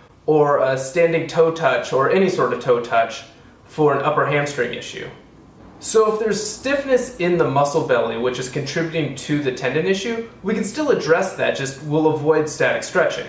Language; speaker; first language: English; native; English